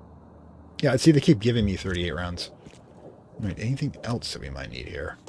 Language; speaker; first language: English; native; English